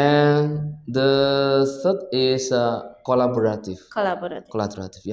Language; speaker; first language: English; non-native, learner; Indonesian